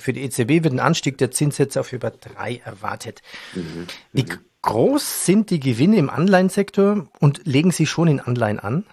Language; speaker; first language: German; native; German